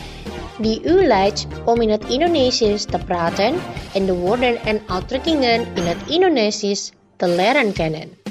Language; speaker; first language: Dutch; non-native, learner; Indonesian